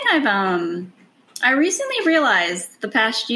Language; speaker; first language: English; native; English